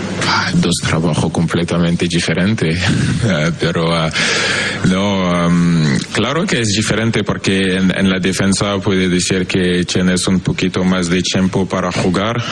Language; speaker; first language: Spanish; non-native, fluent; French